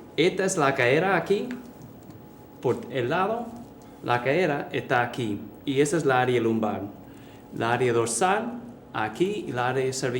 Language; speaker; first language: Spanish; early bilingual, heritage; English